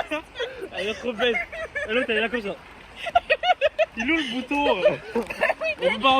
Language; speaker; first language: French; native; French